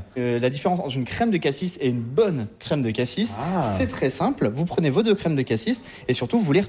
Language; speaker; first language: French; native; French